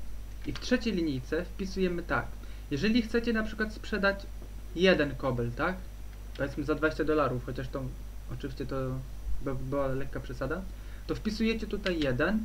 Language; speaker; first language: Polish; native; Polish